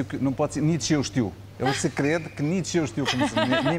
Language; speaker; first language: Romanian; non-native, learner; Portuguese